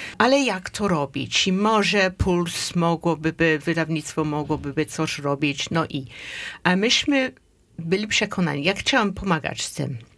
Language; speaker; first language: Polish; non-native, fluent; English